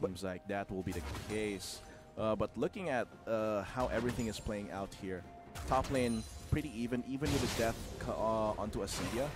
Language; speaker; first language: English; non-native, local second language; Filipino